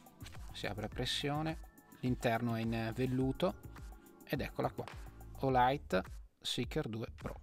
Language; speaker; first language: Italian; native; Italian